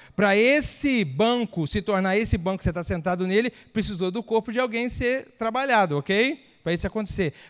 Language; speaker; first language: Portuguese; native; Portuguese